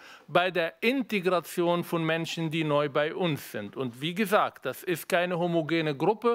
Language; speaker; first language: German; non-native, fluent; Arabic